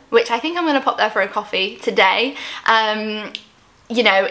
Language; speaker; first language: English; native; English